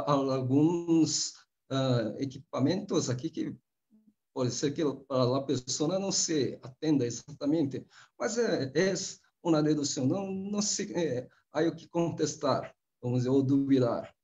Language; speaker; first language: Spanish; non-native, fluent; Portuguese